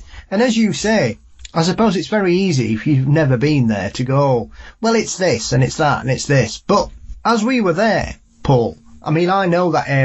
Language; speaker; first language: English; native; English